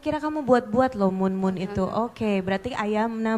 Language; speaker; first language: Indonesian; native; Indonesian